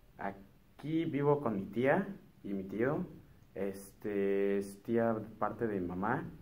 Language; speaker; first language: Spanish; native; Spanish